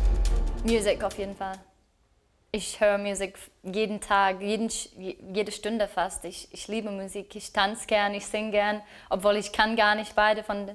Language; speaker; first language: German; non-native, learner; English